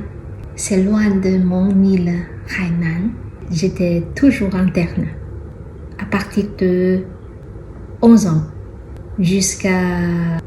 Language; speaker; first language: French; non-native, fluent; Chinese